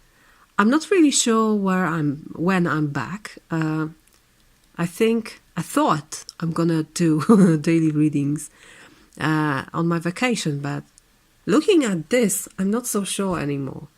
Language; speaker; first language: English; non-native, fluent; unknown